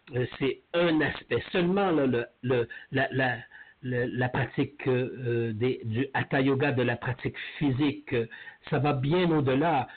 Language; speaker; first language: French; native; French